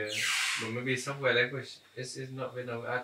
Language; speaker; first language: English; non-native, learner; Vietnamese